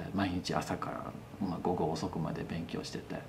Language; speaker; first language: Japanese; non-native, fluent; English